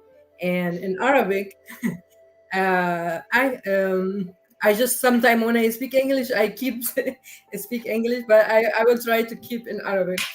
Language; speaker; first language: English; non-native, learner; Arabic